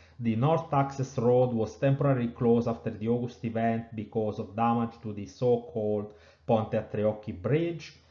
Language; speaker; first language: English; non-native, fluent; Italian